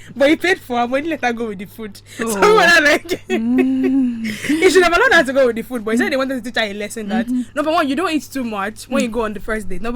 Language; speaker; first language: English; non-native, local second language; Yoruba